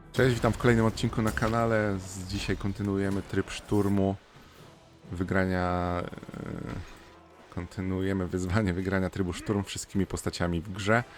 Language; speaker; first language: Polish; native; Polish